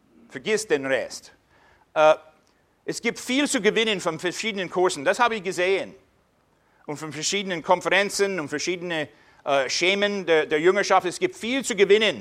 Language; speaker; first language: German; non-native, fluent; English